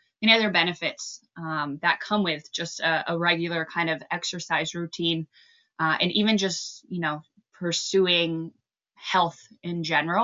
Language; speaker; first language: English; native; English